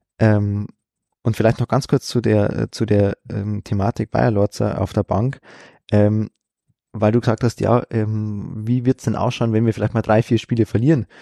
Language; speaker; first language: German; native; German